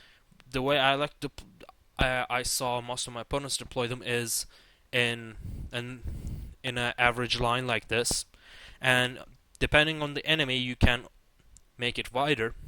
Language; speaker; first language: English; non-native, fluent; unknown